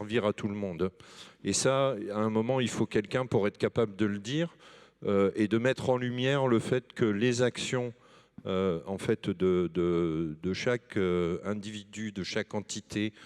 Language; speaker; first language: French; native; French